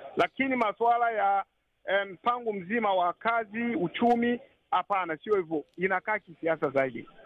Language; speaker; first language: Swahili; native; Swahili